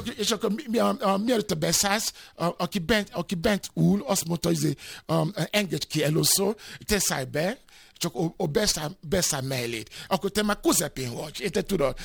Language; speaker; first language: Hungarian; non-native, learner; Yoruba